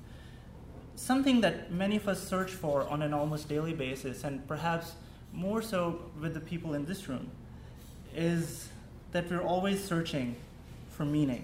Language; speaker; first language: English; non-native, local second language; Urdu